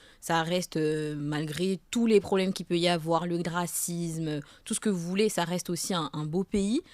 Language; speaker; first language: French; native; French